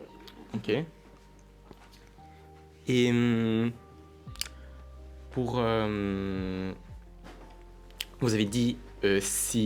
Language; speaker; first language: French; non-native, learner; Italian